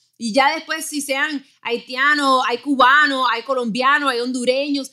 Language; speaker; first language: Spanish; early bilingual, heritage; Spanish